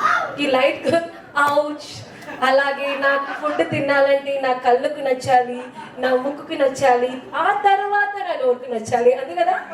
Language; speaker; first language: Telugu; non-native, fluent; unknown